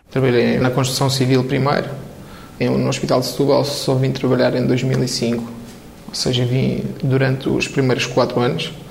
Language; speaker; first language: Portuguese; non-native, fluent; Romanian